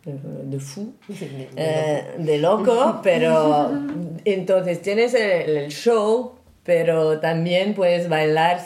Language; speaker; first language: Spanish; non-native, learner; French